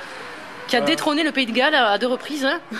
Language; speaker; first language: French; native; French